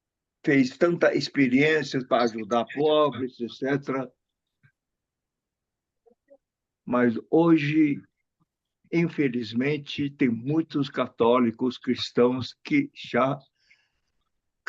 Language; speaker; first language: Portuguese; non-native, fluent; Chinese